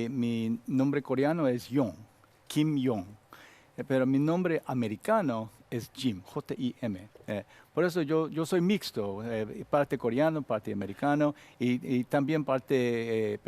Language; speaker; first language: Spanish; non-native, learner; Korean